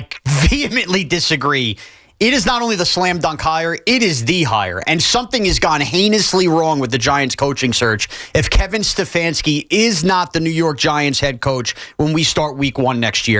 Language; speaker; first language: English; native; English